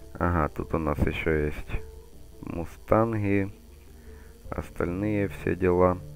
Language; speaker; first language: Russian; native; Russian